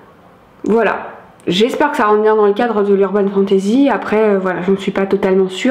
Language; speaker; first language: French; native; French